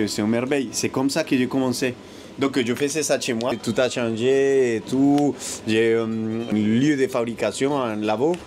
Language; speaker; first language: French; non-native, fluent; Spanish